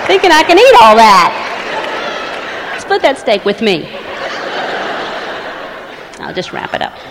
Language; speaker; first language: English; native; English